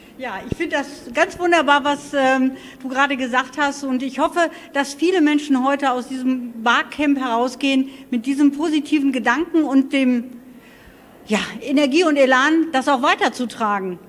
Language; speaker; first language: German; native; German